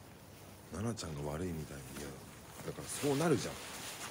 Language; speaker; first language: Japanese; native; Japanese